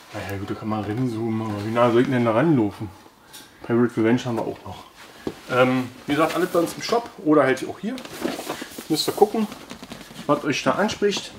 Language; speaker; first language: German; native; German